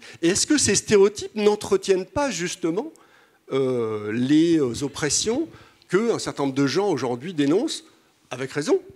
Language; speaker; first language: French; native; French